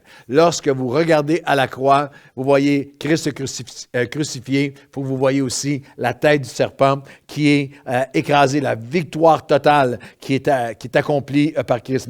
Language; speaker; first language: French; native; French